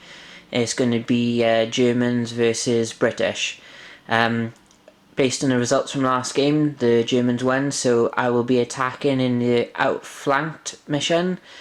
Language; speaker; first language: English; native; English